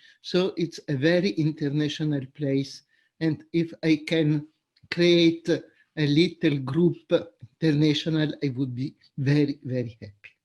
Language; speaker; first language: English; non-native, fluent; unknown